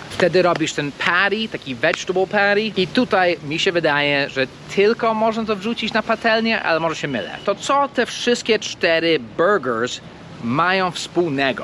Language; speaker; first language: Polish; non-native, fluent; English